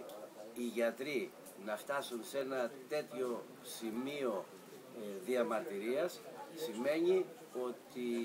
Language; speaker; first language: Greek; native; Greek